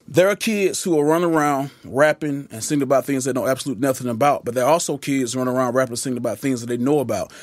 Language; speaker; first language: English; native; English